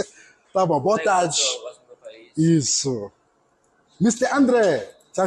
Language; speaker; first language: Portuguese; non-native, fluent; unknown